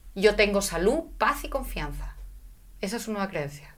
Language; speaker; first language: Spanish; native; Spanish